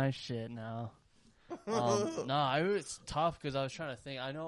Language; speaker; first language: English; native; English